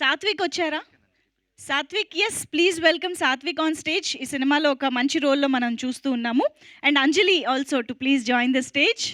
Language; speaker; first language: Telugu; native; Telugu